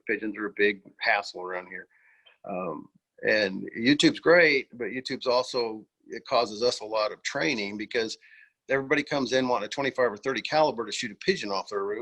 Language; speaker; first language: English; native; English